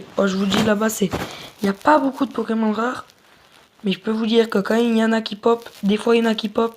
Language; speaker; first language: French; native; French